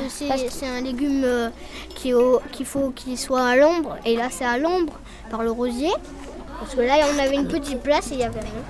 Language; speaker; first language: French; native; French